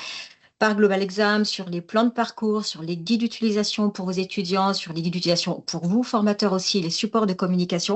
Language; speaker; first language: French; native; French